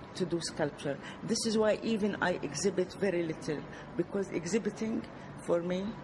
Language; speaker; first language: English; non-native, fluent; Arabic